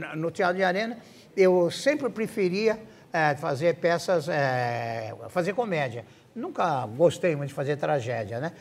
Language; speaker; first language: Portuguese; native; Portuguese